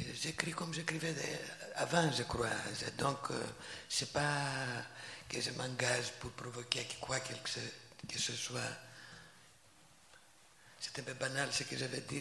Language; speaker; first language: French; non-native, fluent; Greek